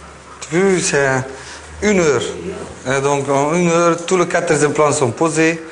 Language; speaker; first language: French; non-native, learner; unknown